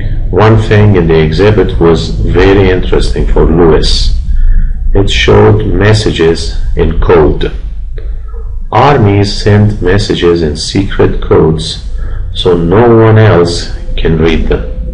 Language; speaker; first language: English; non-native, fluent; Persian